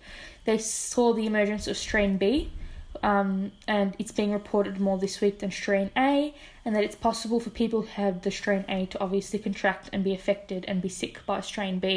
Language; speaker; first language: English; native; English